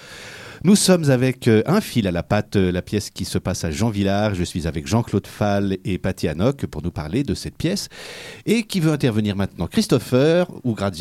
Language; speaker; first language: French; native; French